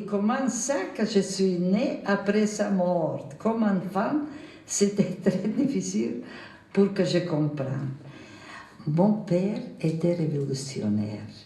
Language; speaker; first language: French; non-native, fluent; Macedonian